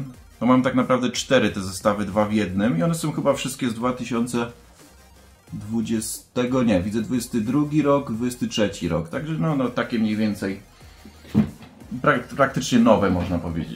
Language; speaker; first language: Polish; native; Polish